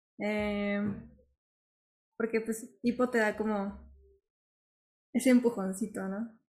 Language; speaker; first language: Spanish; native; Spanish